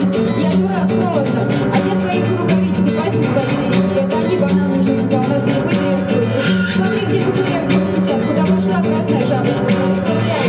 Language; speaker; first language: Russian; native; Russian